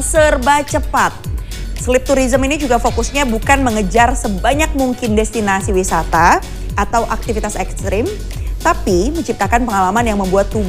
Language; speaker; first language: Indonesian; native; Indonesian